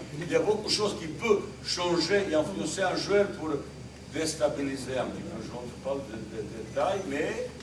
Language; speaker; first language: French; non-native, learner; Bosnian